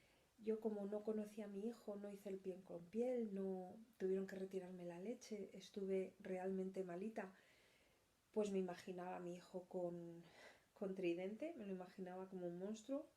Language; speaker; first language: Spanish; native; Spanish